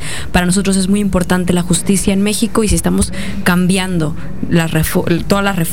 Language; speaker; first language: Spanish; native; Spanish